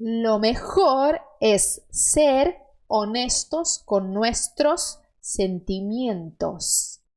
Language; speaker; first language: Spanish; non-native, fluent; Portuguese